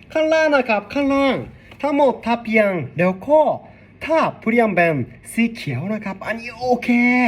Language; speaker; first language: Thai; non-native, learner; Japanese